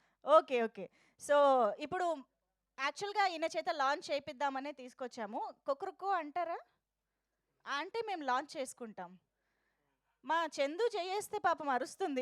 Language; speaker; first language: Telugu; native; Telugu